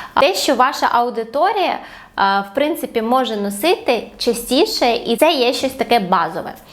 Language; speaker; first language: Ukrainian; non-native, local second language; Russian